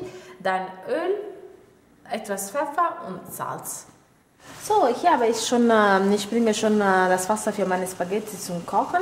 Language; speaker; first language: German; non-native, learner; Italian